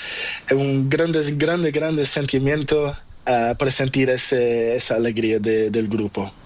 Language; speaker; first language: Spanish; non-native, learner; Portuguese